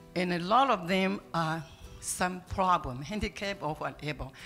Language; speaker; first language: English; non-native, learner; Chinese